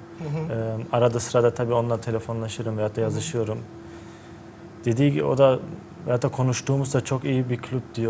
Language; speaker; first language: Turkish; early bilingual, heritage; Turkish